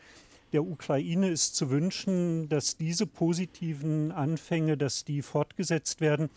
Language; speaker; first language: German; native; German